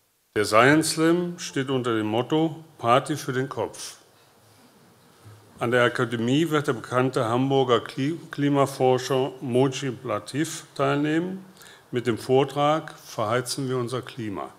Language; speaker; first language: German; native; German